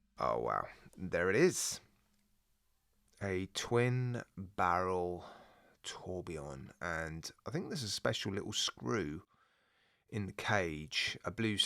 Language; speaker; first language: English; native; English